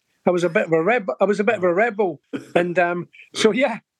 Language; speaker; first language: English; native; English